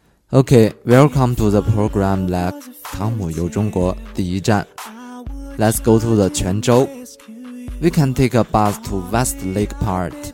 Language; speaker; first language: English; non-native, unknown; Chinese